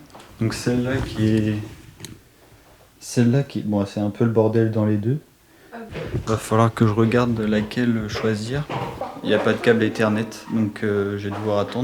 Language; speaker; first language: French; native; French